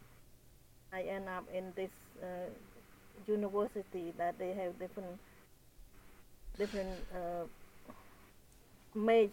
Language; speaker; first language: English; non-native, fluent; Khmer